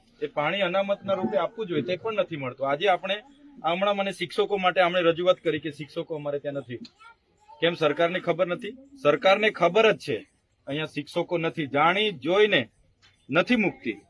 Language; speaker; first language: Gujarati; non-native, local second language; Vasavi